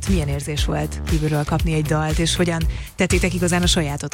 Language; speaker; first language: Hungarian; native; Hungarian